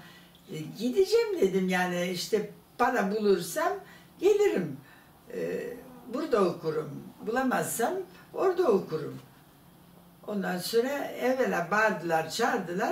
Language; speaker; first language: Turkish; non-native, fluent; German